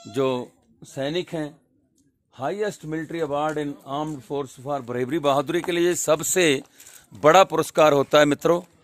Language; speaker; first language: Hindi; non-native, local second language; Punjabi